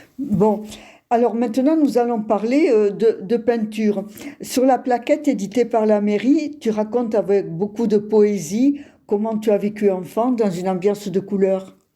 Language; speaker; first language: French; native; French